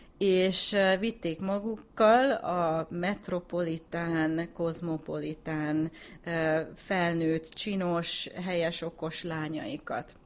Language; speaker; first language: Hungarian; early bilingual, heritage; English